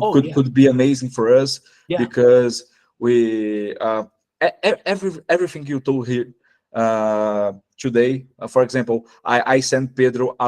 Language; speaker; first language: English; non-native, fluent; Portuguese